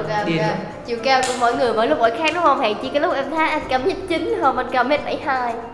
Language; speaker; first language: Vietnamese; native; Vietnamese